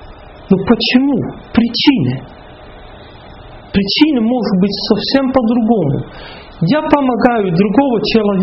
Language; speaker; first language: Russian; non-native, fluent; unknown